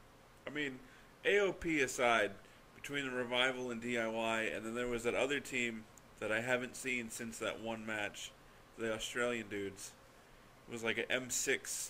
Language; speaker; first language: English; native; English